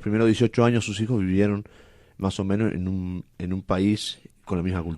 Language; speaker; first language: Spanish; native; Spanish